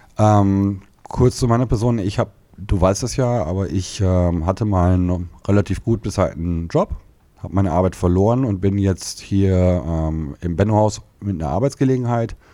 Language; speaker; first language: German; native; German